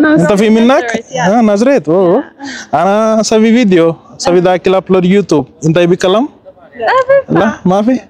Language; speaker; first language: Arabic; non-native, learner; Telugu